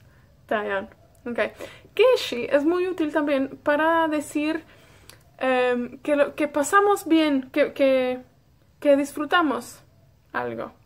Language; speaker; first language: Spanish; non-native, fluent; Welsh